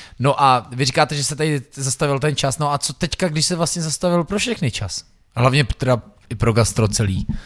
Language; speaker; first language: Czech; native; Czech